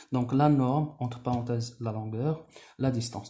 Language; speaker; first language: French; non-native, local second language; Arabic